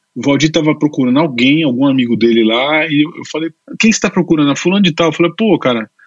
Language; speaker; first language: Portuguese; native; Portuguese